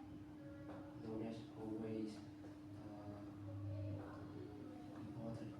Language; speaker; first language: English; non-native, learner; Vietnamese